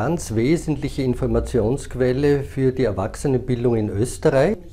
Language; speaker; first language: German; native; German